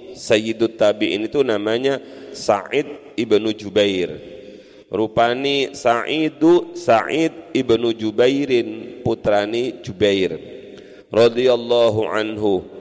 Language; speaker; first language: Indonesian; non-native, local second language; Madurese